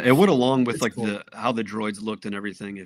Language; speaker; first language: English; native; English